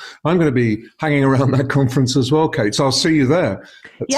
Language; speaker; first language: English; native; English